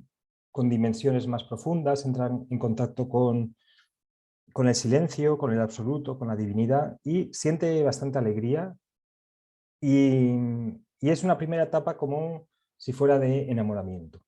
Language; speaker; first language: Spanish; native; Spanish